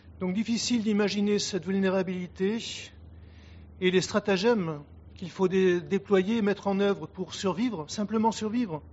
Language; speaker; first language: French; native; French